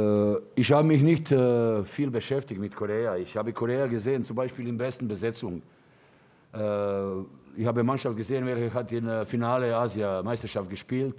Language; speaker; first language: German; non-native, fluent; Russian